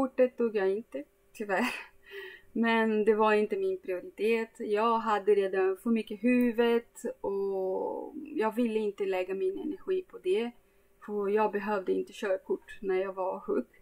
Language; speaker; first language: Swedish; non-native, fluent; Portuguese